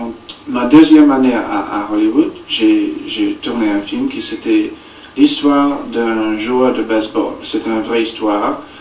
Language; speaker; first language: French; non-native, learner; English